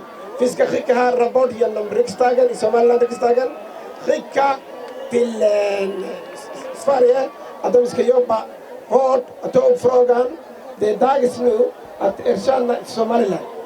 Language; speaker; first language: Swedish; non-native, fluent; Somali